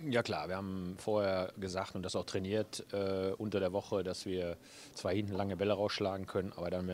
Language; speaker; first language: German; native; German